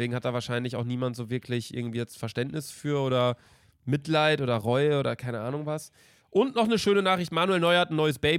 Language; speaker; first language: German; native; German